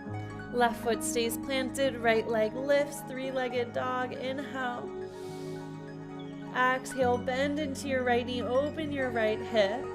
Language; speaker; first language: English; native; English